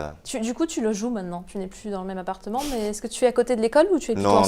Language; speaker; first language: French; native; French